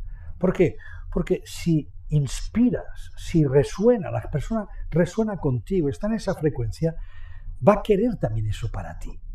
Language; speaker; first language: Spanish; native; Spanish